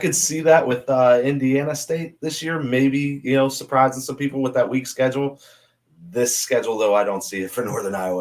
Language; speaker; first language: English; native; English